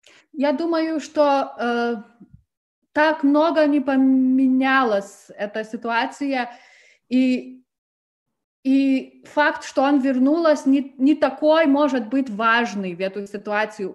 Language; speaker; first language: Russian; non-native, fluent; Lithuanian